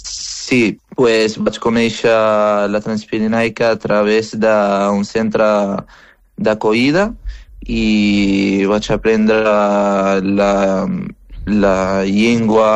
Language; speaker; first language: Catalan; non-native, fluent; Arabic